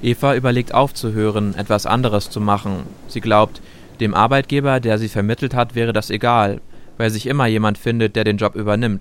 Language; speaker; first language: German; native; German